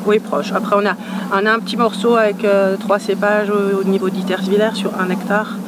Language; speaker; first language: French; native; French